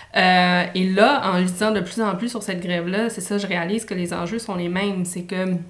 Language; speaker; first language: French; native; French